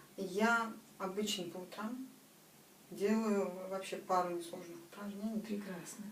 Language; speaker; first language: Russian; native; Russian